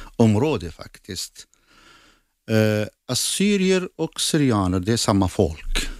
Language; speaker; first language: Swedish; non-native, fluent; Assyrian Neo-Aramaic